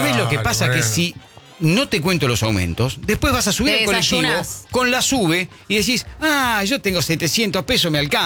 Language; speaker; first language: Spanish; native; Spanish